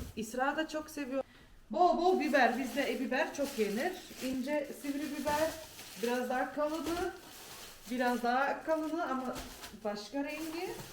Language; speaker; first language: Turkish; early bilingual, heritage; Turkish